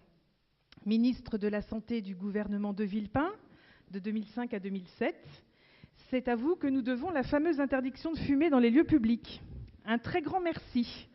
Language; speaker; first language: French; native; French